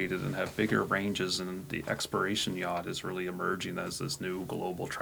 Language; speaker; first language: English; native; English